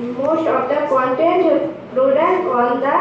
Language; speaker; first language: English; non-native, learner; Bangla